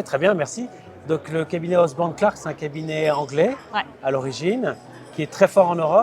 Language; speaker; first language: French; native; French